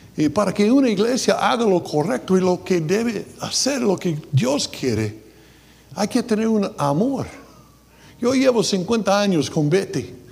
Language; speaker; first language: Spanish; non-native, fluent; English